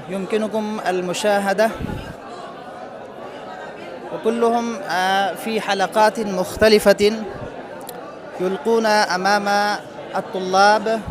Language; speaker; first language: Arabic; non-native, fluent; Urdu